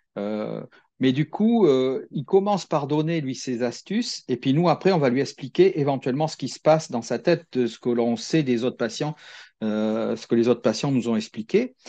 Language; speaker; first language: French; native; French